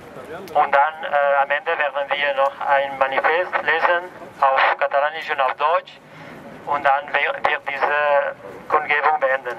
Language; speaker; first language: German; non-native, fluent; Catalan